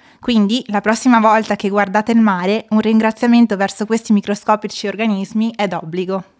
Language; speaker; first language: Italian; native; Italian